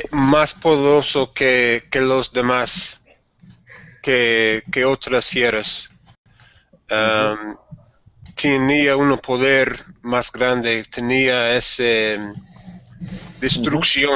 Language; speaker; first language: Spanish; non-native, learner; English